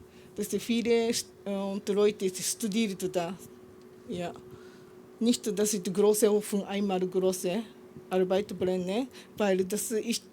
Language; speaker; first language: German; non-native, learner; Japanese